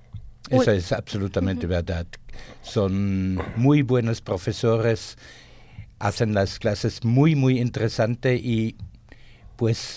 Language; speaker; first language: Spanish; non-native, fluent; German